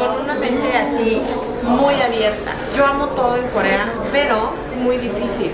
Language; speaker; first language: Spanish; native; Spanish